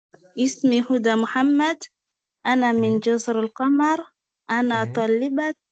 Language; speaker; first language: Arabic; non-native, learner; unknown